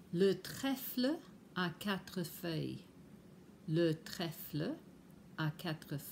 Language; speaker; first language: French; non-native, fluent; English